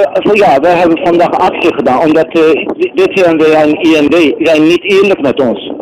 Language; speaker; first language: Dutch; non-native, learner; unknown